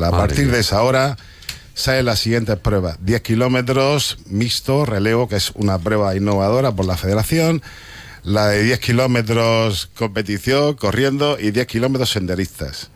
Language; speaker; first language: Spanish; native; Spanish